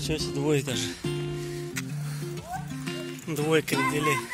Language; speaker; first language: Russian; native; Russian